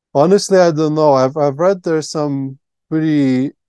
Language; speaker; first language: English; non-native, fluent; Latvian